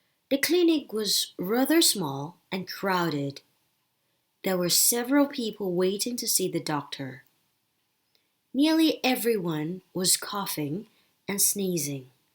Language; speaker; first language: English; non-native, fluent; Thai